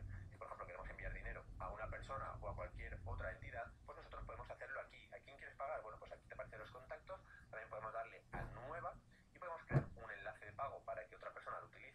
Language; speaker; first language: Spanish; native; Spanish